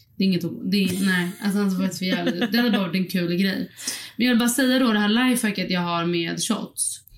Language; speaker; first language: Swedish; early bilingual, other home language; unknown